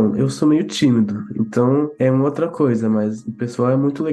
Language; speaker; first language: Portuguese; early bilingual, heritage; Portuguese